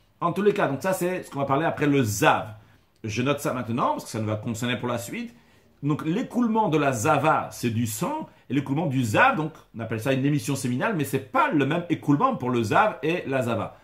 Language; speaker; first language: French; native; French